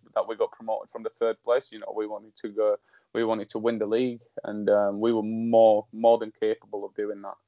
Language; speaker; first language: English; early bilingual, other home language; Slovak